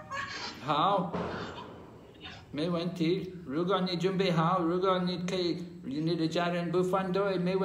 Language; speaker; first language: Chinese; non-native, fluent; English